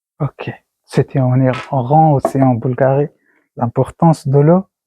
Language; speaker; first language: French; non-native, learner; Persian